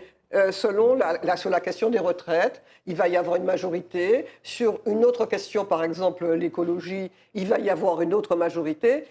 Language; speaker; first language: French; native; French